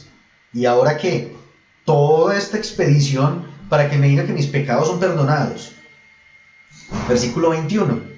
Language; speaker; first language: Spanish; native; Spanish